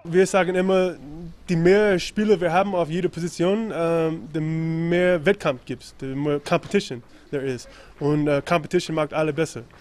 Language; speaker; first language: German; non-native, learner; English